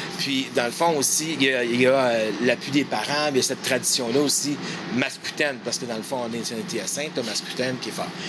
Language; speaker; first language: French; native; French